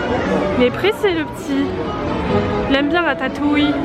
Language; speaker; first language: French; native; French